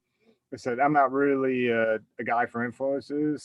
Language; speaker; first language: English; native; English